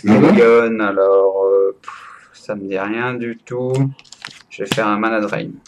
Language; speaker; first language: French; native; French